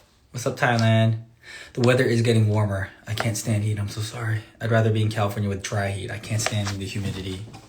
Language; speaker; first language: English; native; English